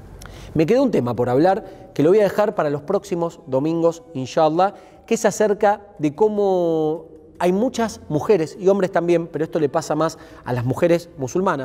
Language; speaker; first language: Spanish; native; Spanish